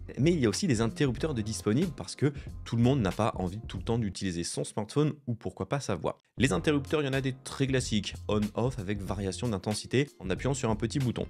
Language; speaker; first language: French; native; French